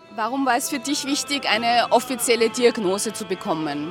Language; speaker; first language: German; native; German